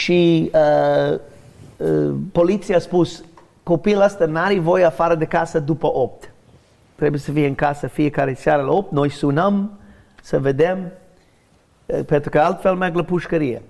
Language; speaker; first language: Romanian; non-native, fluent; English